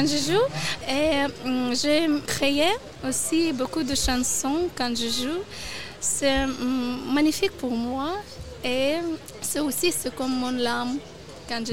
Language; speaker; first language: French; non-native, learner; Ukrainian